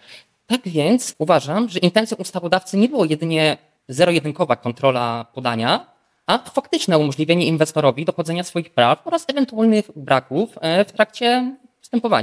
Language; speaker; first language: Polish; native; Polish